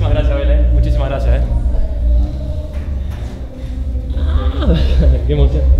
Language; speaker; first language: Spanish; native; Spanish